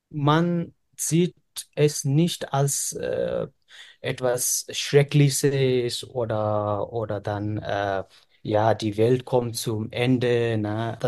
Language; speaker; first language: German; non-native, fluent; Nepali